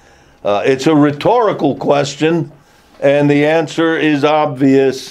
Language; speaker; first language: English; native; English